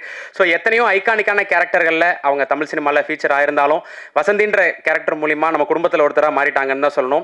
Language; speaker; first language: Tamil; native; Tamil